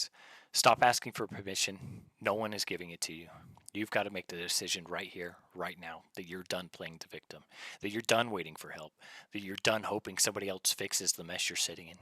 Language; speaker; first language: English; native; English